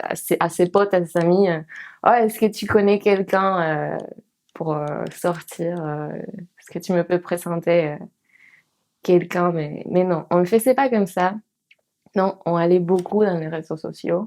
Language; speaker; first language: French; non-native, fluent; Spanish